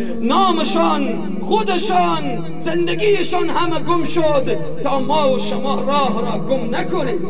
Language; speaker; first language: Persian; native; Persian